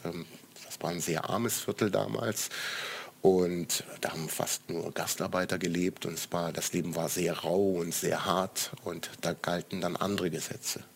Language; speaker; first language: German; early bilingual, other home language; Croatian